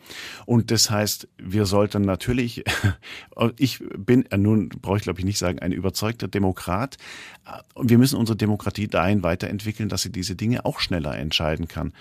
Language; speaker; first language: German; native; German